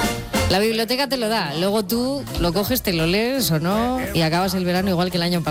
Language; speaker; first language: Spanish; native; Spanish